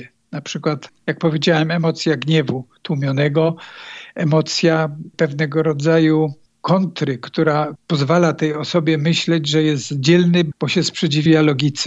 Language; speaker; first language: Polish; native; Polish